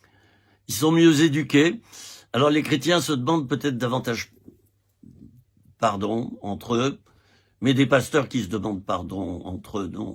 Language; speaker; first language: French; native; French